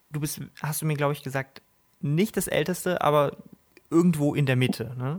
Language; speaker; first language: German; native; German